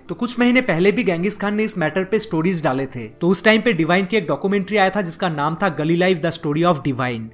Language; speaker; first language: Hindi; non-native, local second language; Bangla